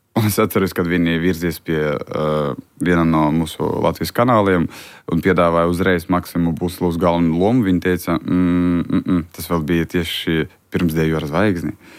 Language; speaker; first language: Latvian; non-native, local second language; Russian